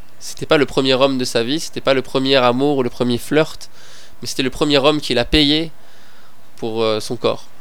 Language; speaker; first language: French; non-native, fluent; Persian